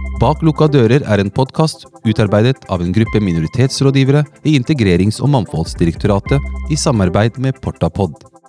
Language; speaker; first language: Norwegian; native; Norwegian